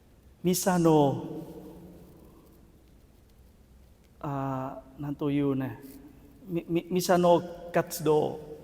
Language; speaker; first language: Japanese; non-native, fluent; Vietnamese